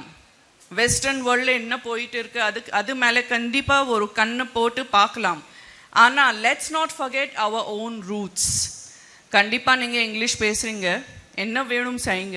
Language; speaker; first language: Tamil; non-native, local second language; Gujarati